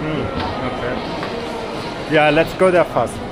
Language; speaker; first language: English; non-native, learner; German